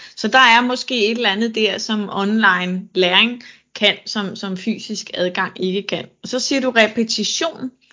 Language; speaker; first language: Danish; native; Danish